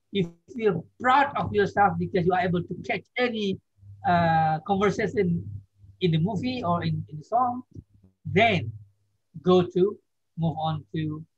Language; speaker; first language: English; non-native, fluent; Indonesian